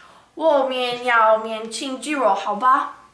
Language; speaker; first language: Chinese; non-native, learner; English